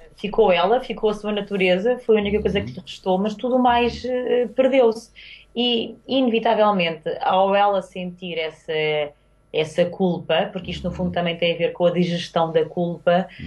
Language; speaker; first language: Portuguese; native; Portuguese